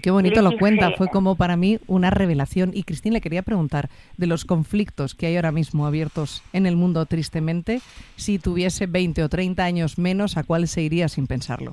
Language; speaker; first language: Spanish; native; Spanish